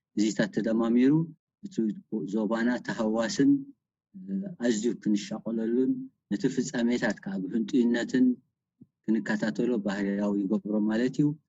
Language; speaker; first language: Tigrinya; native; Tigrinya